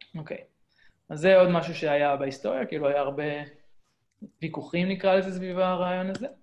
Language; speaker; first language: Hebrew; native; Hebrew